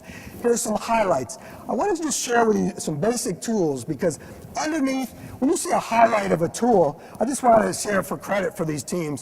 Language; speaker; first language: English; native; English